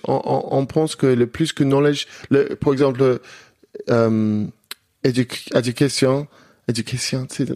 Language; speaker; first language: French; non-native, learner; English